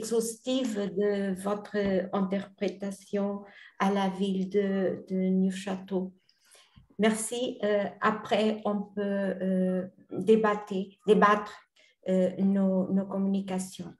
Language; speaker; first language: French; non-native, fluent; Portuguese